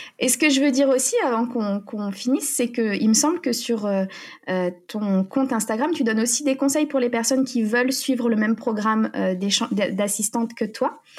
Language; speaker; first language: French; native; French